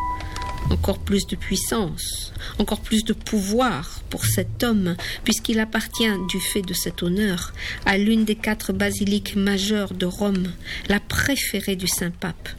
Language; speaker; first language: French; native; French